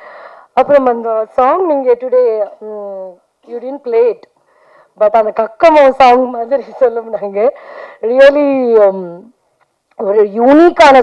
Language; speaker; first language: Tamil; non-native, fluent; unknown